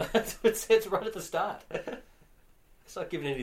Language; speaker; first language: English; native; English